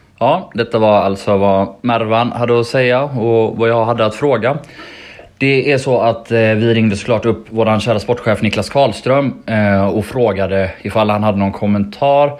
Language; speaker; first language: Swedish; native; Swedish